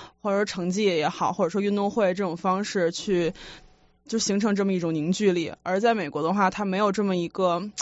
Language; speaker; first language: Chinese; native; Chinese